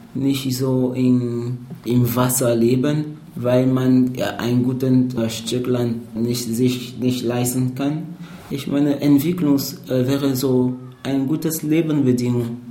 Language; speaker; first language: German; non-native, fluent; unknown